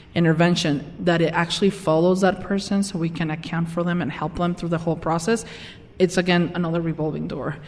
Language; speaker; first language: English; non-native, fluent; Spanish